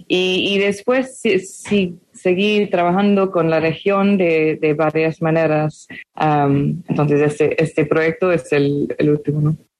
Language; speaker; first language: Spanish; non-native, fluent; English